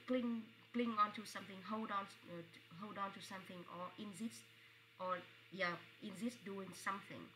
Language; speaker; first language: English; non-native, fluent; Vietnamese